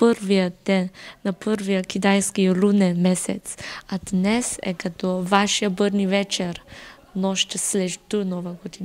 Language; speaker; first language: Bulgarian; non-native, fluent; Chinese